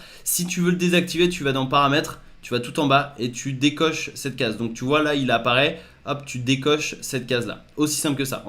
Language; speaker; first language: French; native; French